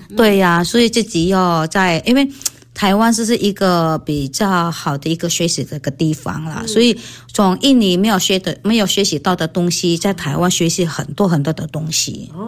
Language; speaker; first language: Chinese; non-native, fluent; Indonesian